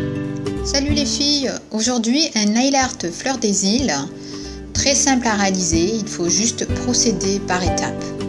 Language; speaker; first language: French; native; French